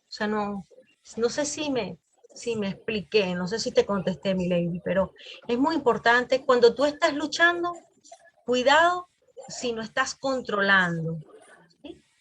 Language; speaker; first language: Spanish; native; Spanish